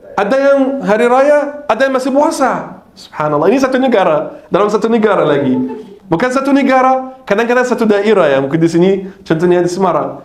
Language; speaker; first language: Malay; non-native, fluent; Arabic